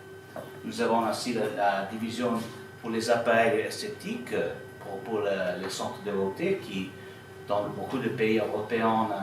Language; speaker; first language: French; non-native, fluent; Italian